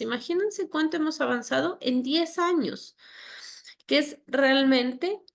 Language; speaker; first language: Spanish; native; Spanish